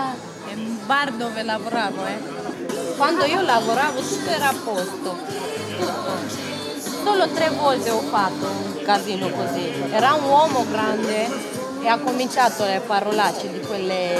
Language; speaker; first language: Italian; non-native, learner; Romanian